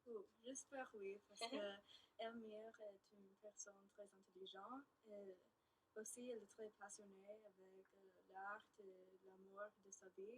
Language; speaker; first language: French; non-native, learner; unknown